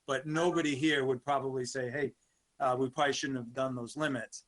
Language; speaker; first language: English; native; English